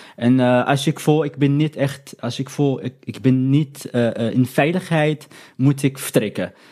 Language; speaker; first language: Dutch; non-native, learner; Arabic